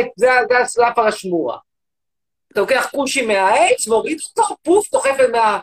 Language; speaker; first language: Hebrew; native; Hebrew